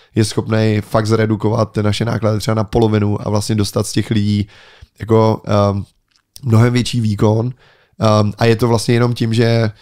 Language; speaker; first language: Czech; native; Czech